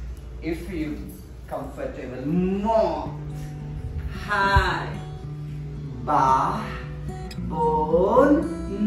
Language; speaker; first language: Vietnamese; non-native, learner; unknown